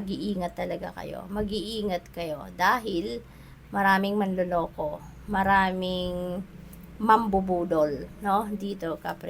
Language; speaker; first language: Filipino; native; Filipino